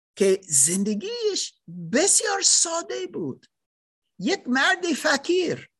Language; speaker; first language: Persian; non-native, learner; German